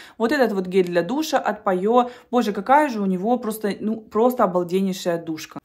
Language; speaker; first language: Russian; native; Russian